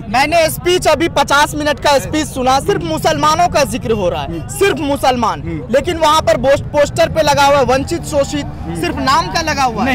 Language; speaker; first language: Hindi; native; Hindi